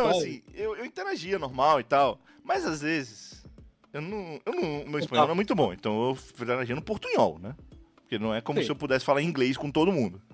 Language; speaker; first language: Portuguese; native; Portuguese